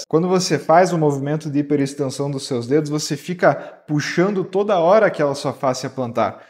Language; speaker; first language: Portuguese; native; Portuguese